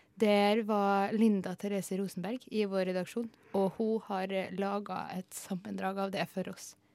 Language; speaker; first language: Norwegian; native; Norwegian